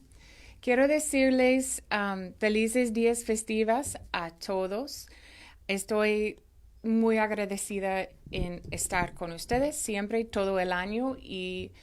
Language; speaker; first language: Spanish; non-native, fluent; English